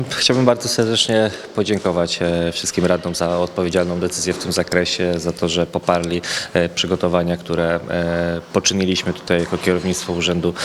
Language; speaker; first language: Polish; native; Polish